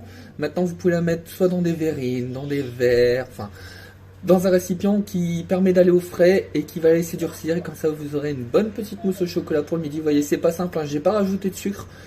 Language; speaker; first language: French; native; French